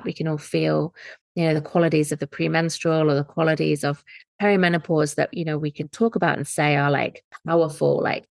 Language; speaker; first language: English; native; English